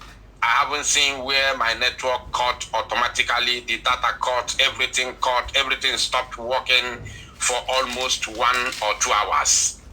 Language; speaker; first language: English; non-native, local second language; Igbo